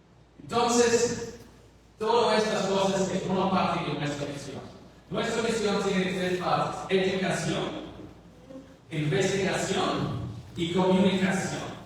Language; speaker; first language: Spanish; non-native, learner; English